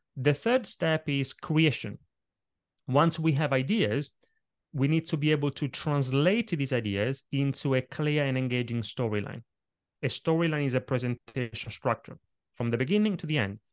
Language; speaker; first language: English; non-native, fluent; Italian